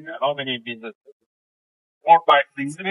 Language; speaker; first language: English; non-native, learner; Bangla